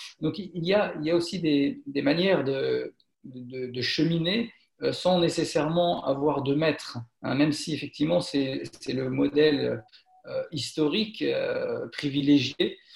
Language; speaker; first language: French; native; French